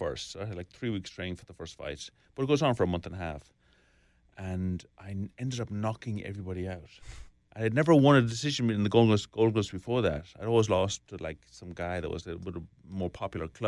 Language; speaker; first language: English; native; English